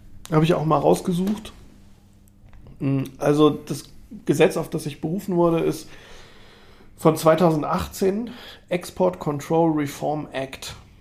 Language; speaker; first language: German; native; German